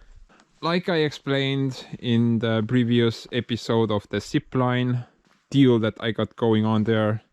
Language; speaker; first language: English; non-native, fluent; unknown